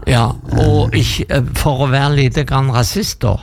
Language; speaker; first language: Norwegian; non-native, learner; Spanish